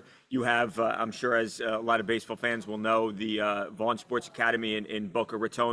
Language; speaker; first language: English; native; English